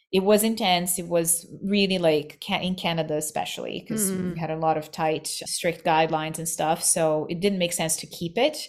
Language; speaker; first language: English; non-native, fluent; Portuguese